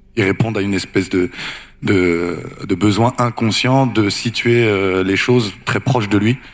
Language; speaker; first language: French; native; French